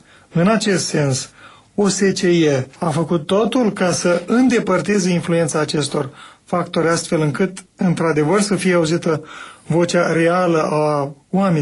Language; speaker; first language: Romanian; native; Romanian